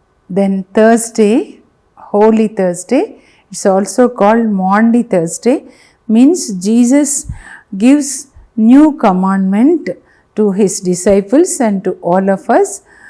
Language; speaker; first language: English; non-native, local second language; Telugu